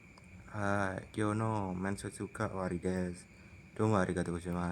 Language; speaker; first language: Japanese; non-native, fluent; Indonesian